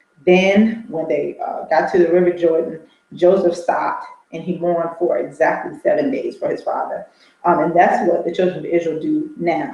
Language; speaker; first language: English; native; English